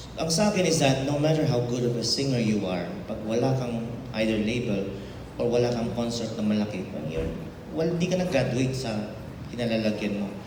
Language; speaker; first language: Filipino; native; Filipino